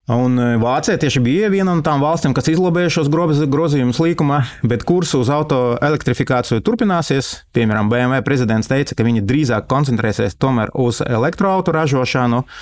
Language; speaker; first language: Latvian; non-native, local second language; Russian